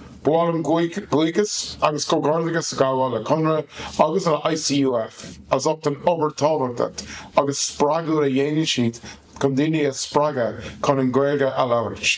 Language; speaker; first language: Irish; non-native, local second language; English